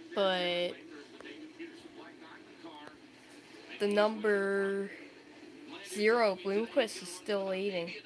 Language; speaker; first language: English; native; English